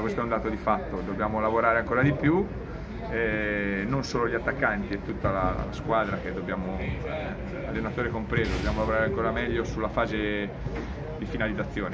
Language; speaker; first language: Italian; native; Italian